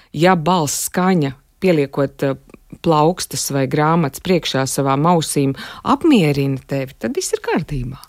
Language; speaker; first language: Latvian; native; Latvian